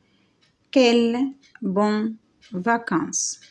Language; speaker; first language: French; non-native, fluent; Arabic